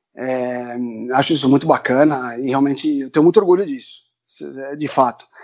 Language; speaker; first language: Portuguese; early bilingual, other home language; Spanish